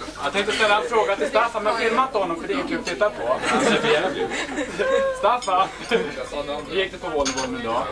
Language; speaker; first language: Swedish; native; Swedish